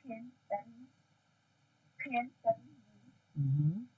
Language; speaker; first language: Chinese; non-native, learner; Indonesian